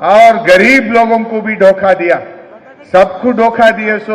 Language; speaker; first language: Hindi; non-native, local second language; Telugu